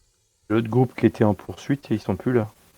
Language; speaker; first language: French; native; French